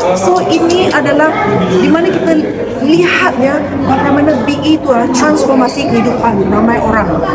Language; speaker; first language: Malay; non-native, local second language; Chinese